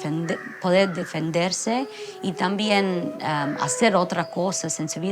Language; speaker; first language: Spanish; non-native, fluent; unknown